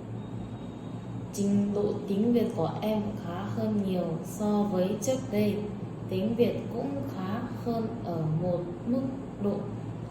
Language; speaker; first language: Vietnamese; non-native, learner; Korean